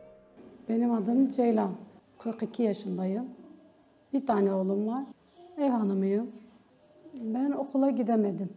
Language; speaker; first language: Turkish; non-native, local second language; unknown